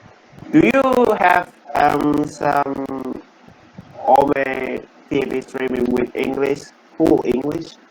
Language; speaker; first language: English; non-native, learner; Indonesian